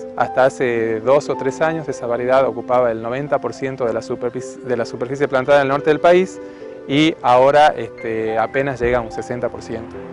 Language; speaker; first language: Spanish; native; Spanish